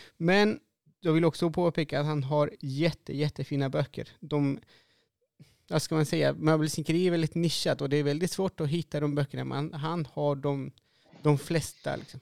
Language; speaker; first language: Swedish; non-native, fluent; Spanish